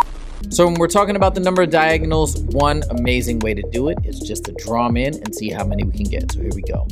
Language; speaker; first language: English; native; English